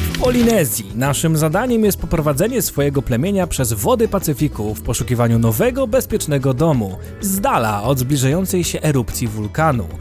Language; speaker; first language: Polish; native; Polish